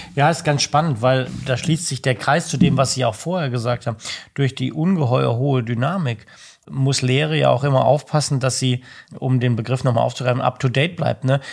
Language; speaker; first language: German; native; German